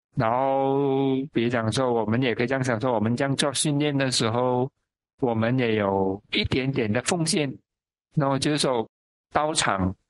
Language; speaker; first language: Chinese; non-native, local second language; Min Nan Chinese